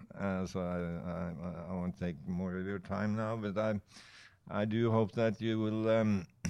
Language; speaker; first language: English; non-native, fluent; Norwegian